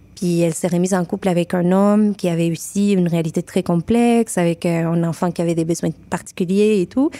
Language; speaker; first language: French; non-native, fluent; Spanish